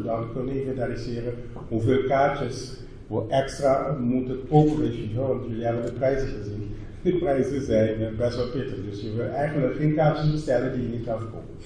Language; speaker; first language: Dutch; non-native, local second language; Papiamento